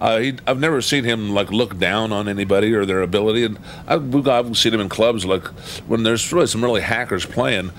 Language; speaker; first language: English; native; English